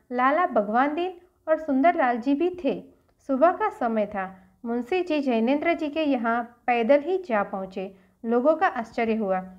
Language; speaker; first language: Hindi; non-native, local second language; Gujarati